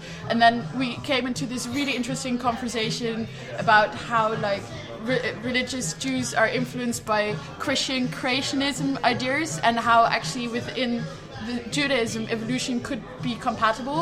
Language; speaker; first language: English; non-native, fluent; Dutch